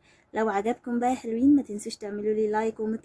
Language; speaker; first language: Arabic; native; Arabic